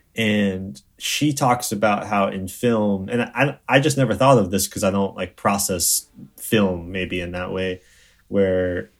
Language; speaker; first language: English; native; English